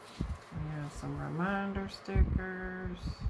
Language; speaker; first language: English; native; English